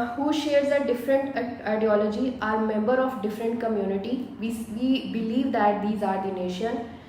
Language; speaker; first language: English; non-native, local second language; Urdu